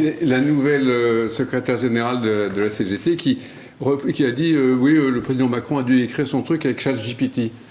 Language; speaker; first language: French; native; French